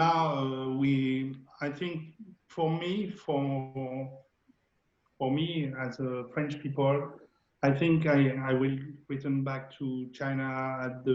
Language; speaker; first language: English; non-native, learner; French